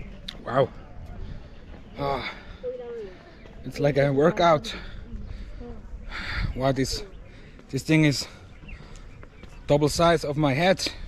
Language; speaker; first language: English; non-native, fluent; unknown